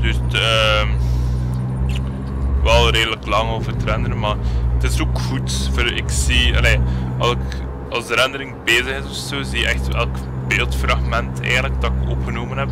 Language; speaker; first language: Dutch; native; Dutch